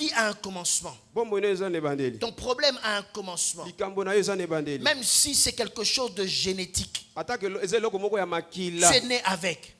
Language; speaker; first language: French; non-native, local second language; Lingala